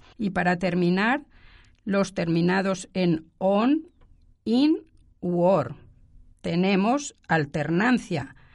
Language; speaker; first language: Spanish; native; Spanish